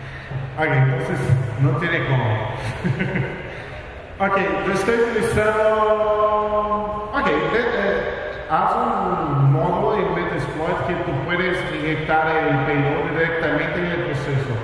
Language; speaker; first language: Spanish; non-native, fluent; Portuguese